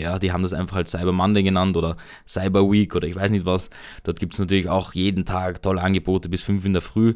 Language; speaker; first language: German; native; German